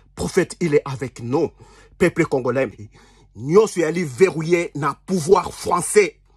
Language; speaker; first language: French; non-native, local second language; Lingala